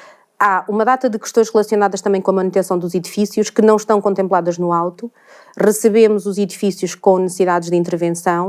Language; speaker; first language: Portuguese; native; Portuguese